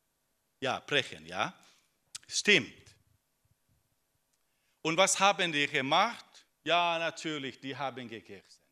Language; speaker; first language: German; non-native, fluent; Finnish